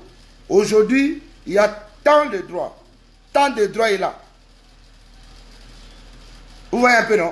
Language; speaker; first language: French; non-native, local second language; Lingala